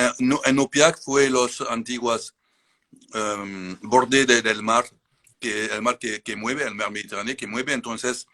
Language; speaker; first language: Spanish; non-native, learner; French